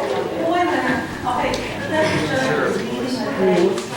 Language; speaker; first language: English; native; English